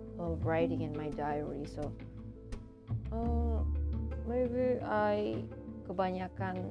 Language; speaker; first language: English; non-native, learner; Indonesian